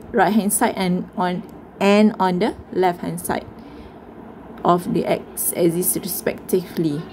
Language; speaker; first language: English; non-native, local second language; Malay